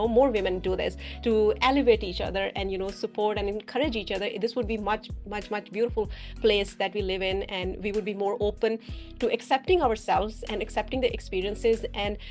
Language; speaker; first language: English; non-native, fluent; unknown